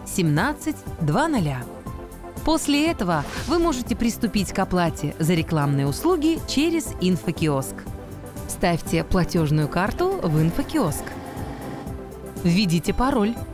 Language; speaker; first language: Russian; native; Russian